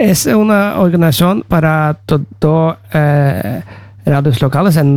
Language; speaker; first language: Spanish; non-native, learner; Norwegian